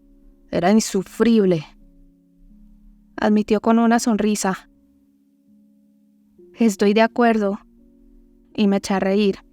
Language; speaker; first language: Spanish; native; Spanish